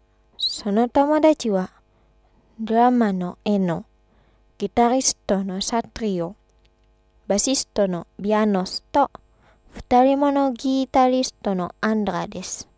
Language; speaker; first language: Japanese; non-native, fluent; Indonesian